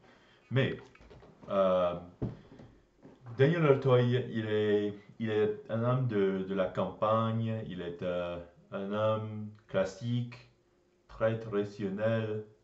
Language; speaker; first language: French; non-native, learner; English